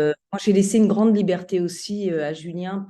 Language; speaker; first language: French; native; French